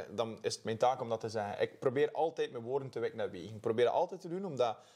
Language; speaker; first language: Dutch; native; Dutch